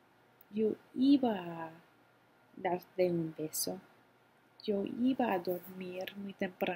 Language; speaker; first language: Spanish; non-native, fluent; English